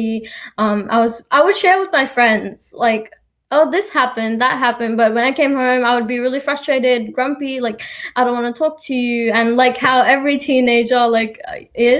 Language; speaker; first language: English; early bilingual, other home language; Nepali